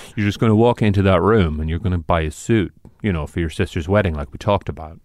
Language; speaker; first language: English; native; English